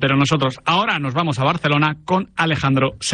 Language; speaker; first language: Spanish; native; Spanish